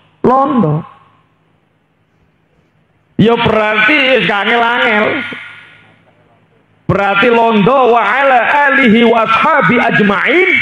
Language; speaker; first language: Indonesian; native; Indonesian